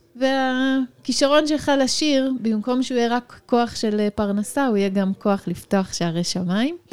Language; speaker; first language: Hebrew; native; Hebrew